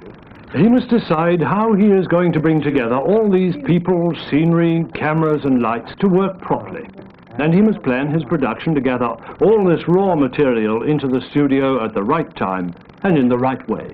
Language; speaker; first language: English; native; English